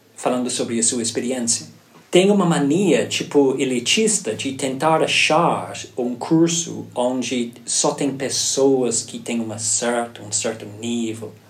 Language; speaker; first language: Portuguese; non-native, fluent; English